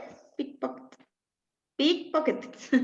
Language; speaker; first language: English; non-native, learner; Spanish